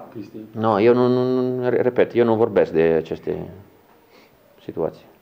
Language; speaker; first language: Romanian; non-native, learner; Italian